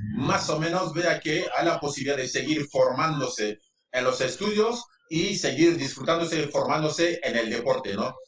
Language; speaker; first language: Spanish; non-native, fluent; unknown